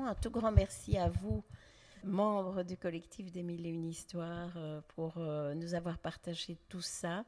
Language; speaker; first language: French; native; French